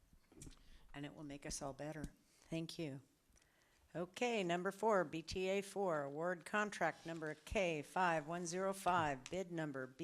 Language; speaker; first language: English; native; English